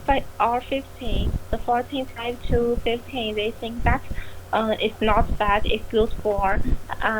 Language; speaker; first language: English; non-native, learner; Chinese